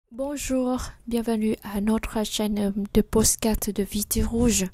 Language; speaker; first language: French; non-native, fluent; Vietnamese